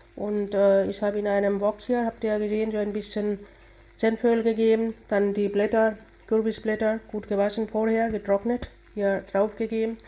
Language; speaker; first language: German; non-native, fluent; Bangla